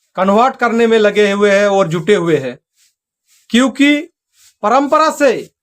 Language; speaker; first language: Hindi; non-native, local second language; Santali